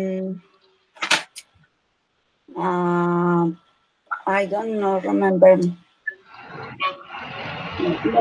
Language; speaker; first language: English; non-native, learner; Spanish